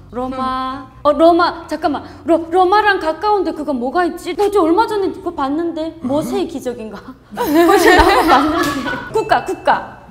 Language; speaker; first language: Korean; native; Korean